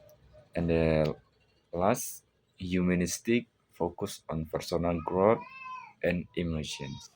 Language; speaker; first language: English; non-native, learner; Indonesian